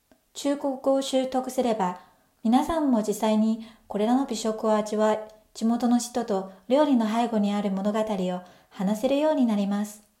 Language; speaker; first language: Japanese; non-native, fluent; Chinese